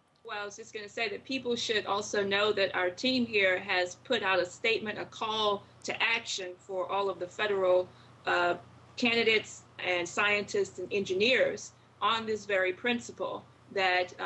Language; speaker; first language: English; native; English